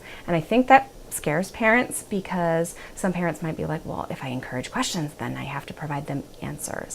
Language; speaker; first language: English; native; English